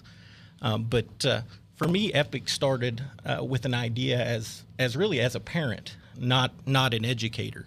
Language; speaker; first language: English; native; English